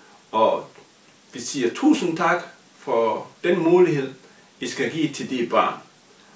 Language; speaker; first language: Danish; non-native, fluent; Swahili